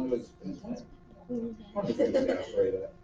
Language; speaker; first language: Spanish; non-native, fluent; English